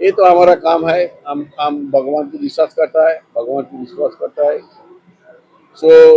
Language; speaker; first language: Hindi; non-native, local second language; Bangla